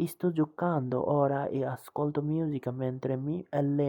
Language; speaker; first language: Italian; non-native, fluent; Bangla